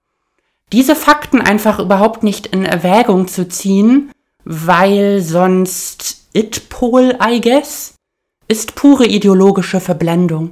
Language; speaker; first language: German; native; German